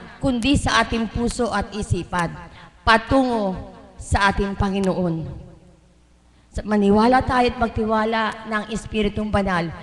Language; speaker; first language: Filipino; native; Filipino